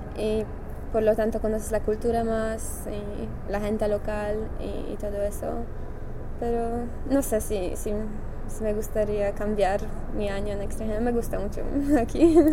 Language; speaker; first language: Spanish; non-native, learner; Polish